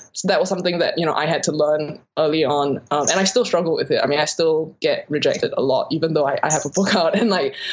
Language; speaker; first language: English; native; English